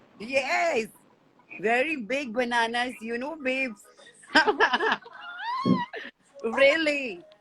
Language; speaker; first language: English; non-native, learner; Hindi